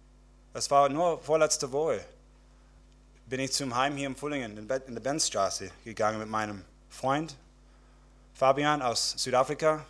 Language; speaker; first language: German; non-native, fluent; English